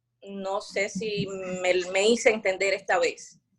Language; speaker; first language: Spanish; native; Spanish